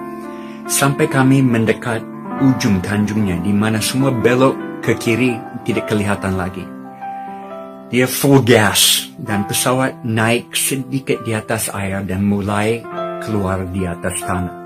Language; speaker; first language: Indonesian; non-native, fluent; English